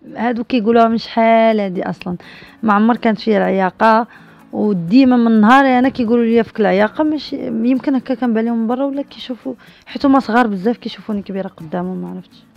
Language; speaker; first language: Arabic; native; Arabic